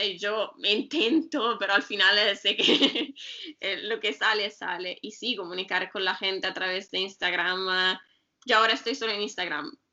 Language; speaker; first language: Spanish; non-native, fluent; Italian